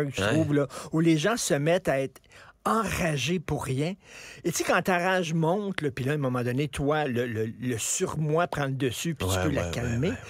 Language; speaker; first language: French; native; French